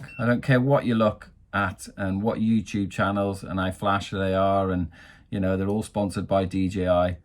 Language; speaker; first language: English; native; English